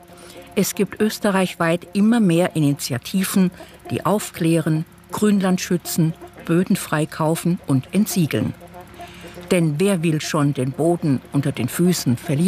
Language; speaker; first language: German; native; German